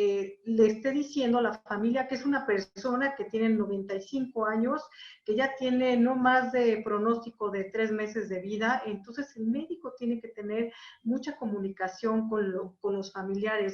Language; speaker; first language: Spanish; native; Spanish